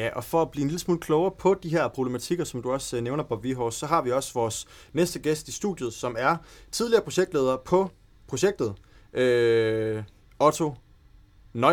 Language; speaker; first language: Danish; native; Danish